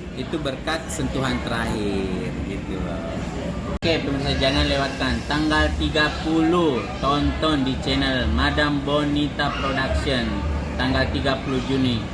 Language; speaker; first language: Indonesian; native; Indonesian